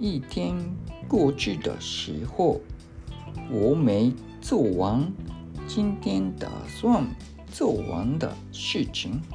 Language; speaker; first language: Chinese; non-native, learner; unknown